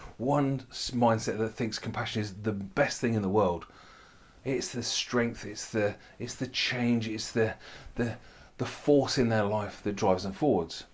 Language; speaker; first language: English; native; English